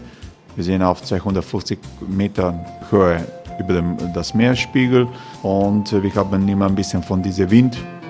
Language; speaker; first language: German; non-native, learner; Croatian